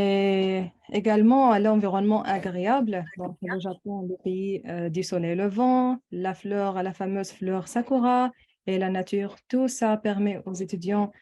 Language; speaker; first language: French; non-native, local second language; Arabic